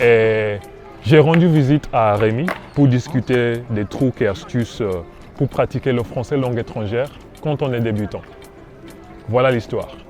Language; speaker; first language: French; non-native, fluent; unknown